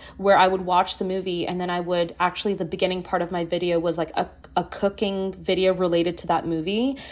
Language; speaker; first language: English; native; English